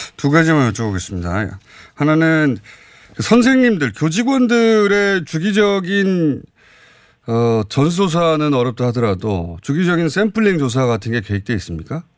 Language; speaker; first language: Korean; native; Korean